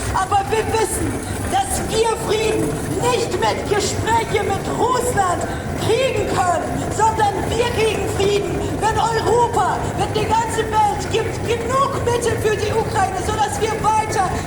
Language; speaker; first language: German; non-native, learner; Ukrainian